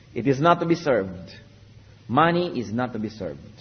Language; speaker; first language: English; non-native, local second language; Filipino